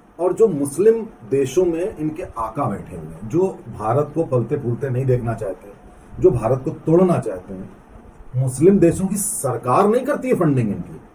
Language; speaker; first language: Hindi; native; Hindi